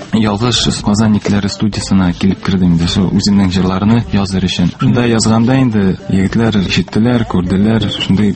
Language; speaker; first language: Tatar; native; Tatar